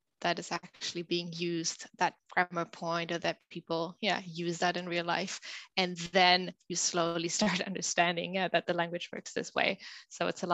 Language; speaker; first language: English; non-native, fluent; German